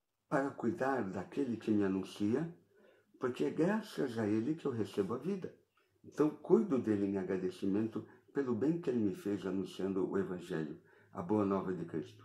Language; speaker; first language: Portuguese; native; Portuguese